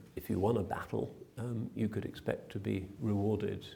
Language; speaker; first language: English; native; English